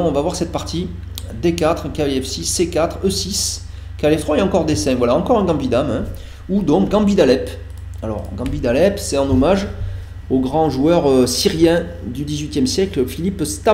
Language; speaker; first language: French; native; French